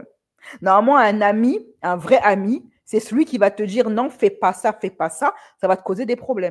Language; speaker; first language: French; native; French